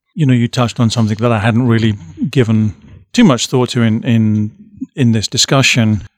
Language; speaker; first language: English; native; English